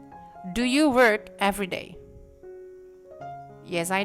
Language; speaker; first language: English; non-native, fluent; Indonesian